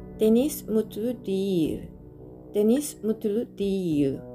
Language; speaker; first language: Turkish; non-native, learner; Japanese